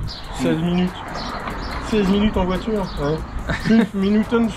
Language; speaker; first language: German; non-native, learner; French